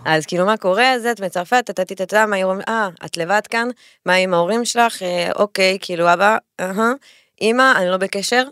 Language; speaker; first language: Hebrew; non-native, fluent; French